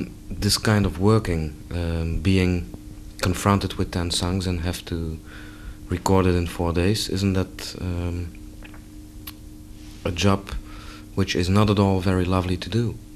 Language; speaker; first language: English; non-native, fluent; Dutch